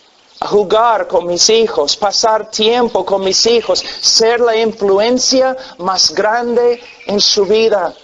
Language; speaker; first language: Spanish; non-native, fluent; English